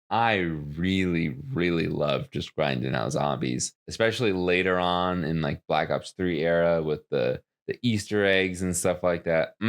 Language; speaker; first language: English; native; English